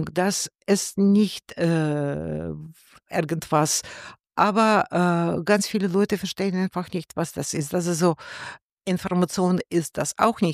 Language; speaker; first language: German; non-native, learner; Russian